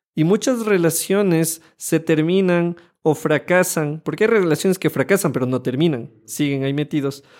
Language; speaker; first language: Spanish; native; Spanish